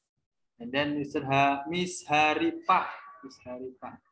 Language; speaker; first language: English; non-native, learner; Indonesian